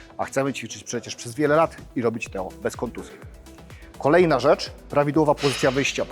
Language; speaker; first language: Polish; native; Polish